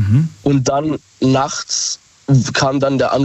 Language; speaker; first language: German; native; German